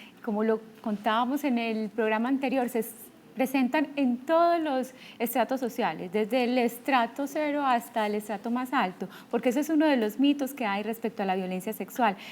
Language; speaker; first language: Spanish; native; Spanish